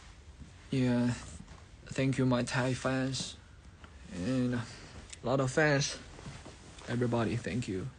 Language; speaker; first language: English; non-native, learner; Chinese